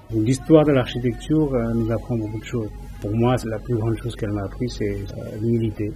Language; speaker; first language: French; non-native, fluent; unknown